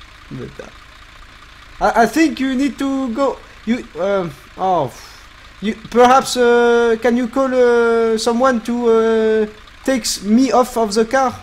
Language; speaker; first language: English; non-native, learner; French